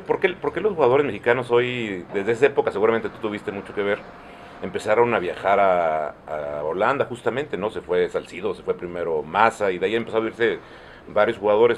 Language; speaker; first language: Spanish; native; Spanish